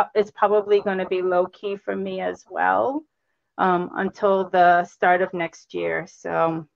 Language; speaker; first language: English; native; English